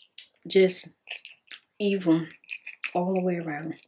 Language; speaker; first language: English; native; English